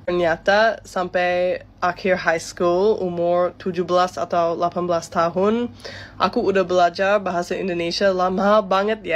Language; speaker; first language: Indonesian; non-native, fluent; English